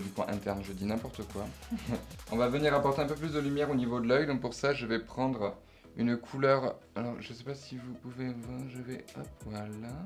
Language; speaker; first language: French; native; French